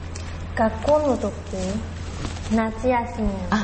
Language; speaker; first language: Japanese; non-native, learner; Chinese